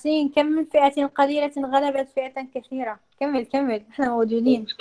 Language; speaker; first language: Arabic; native; Arabic